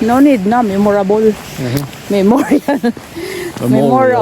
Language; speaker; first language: English; non-native, learner; Filipino